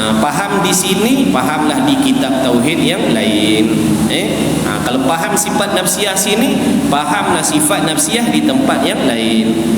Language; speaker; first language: Malay; native; Malay